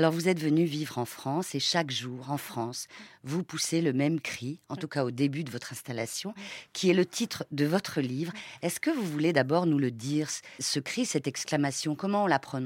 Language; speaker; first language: French; native; French